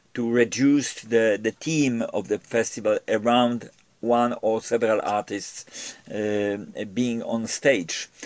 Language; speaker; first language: English; non-native, fluent; Polish